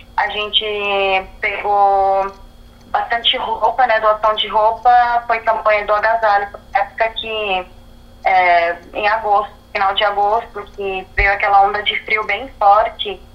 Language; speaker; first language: Portuguese; early bilingual, other home language; Arabic